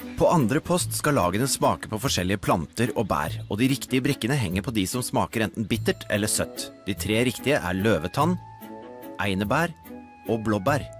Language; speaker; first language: Norwegian; native; Norwegian